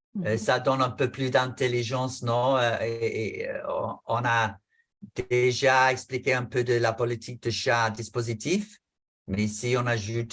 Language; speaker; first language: French; non-native, fluent; English